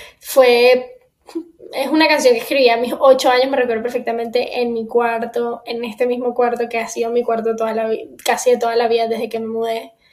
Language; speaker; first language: Spanish; native; Spanish